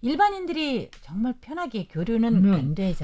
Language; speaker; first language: Korean; native; Korean